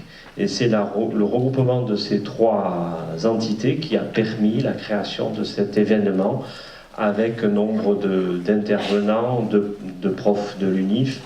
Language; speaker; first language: French; native; French